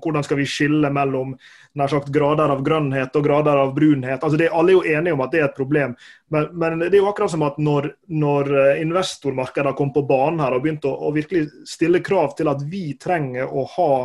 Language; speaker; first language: Norwegian; native; Norwegian